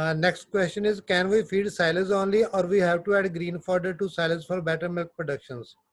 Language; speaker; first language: English; non-native, local second language; Punjabi